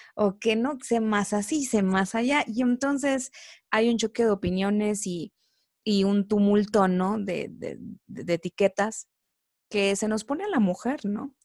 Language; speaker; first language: Spanish; native; Spanish